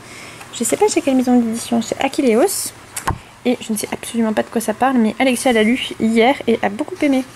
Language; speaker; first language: French; native; French